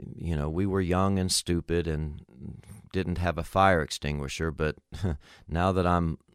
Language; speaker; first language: English; native; English